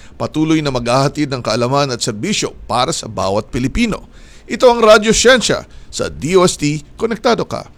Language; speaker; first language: Filipino; native; Filipino